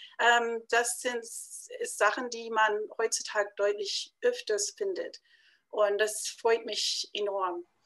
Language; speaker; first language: German; non-native, fluent; English